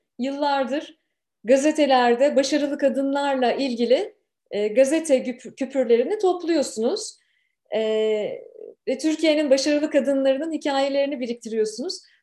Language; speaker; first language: Turkish; native; Turkish